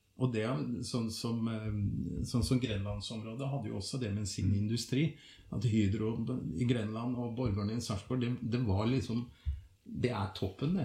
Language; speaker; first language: Norwegian; native; Norwegian